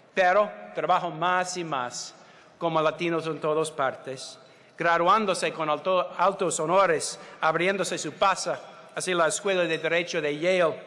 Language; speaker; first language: Spanish; non-native, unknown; English